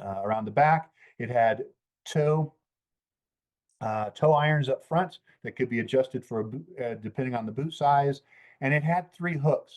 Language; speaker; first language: English; native; English